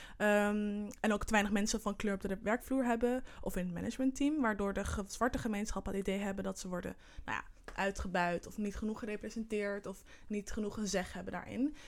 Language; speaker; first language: Dutch; early bilingual, other home language; Somali